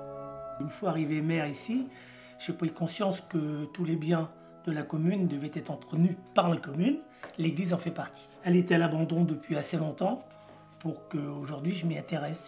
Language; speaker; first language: French; native; French